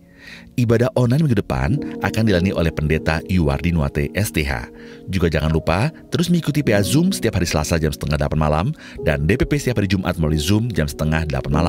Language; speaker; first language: Indonesian; native; Indonesian